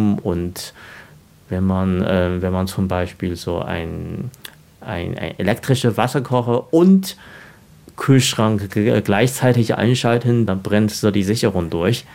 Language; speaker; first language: German; non-native, fluent; Chinese